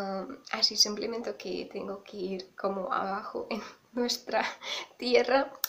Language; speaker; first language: Spanish; non-native, fluent; Russian